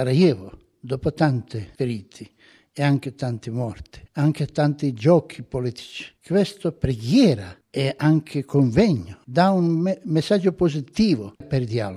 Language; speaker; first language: Italian; non-native, learner; Croatian